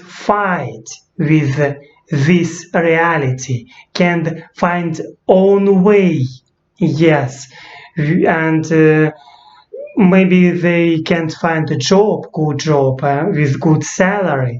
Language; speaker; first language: English; non-native, learner; Russian